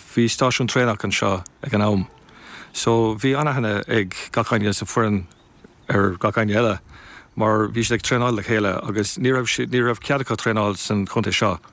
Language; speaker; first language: Irish; non-native, local second language; English